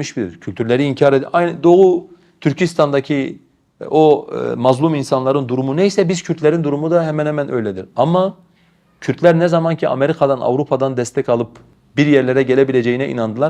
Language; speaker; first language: Turkish; non-native, local second language; Kurdish